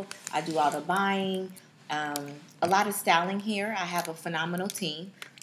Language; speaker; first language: English; native; English